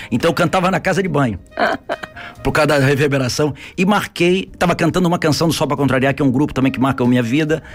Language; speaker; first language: Portuguese; native; Portuguese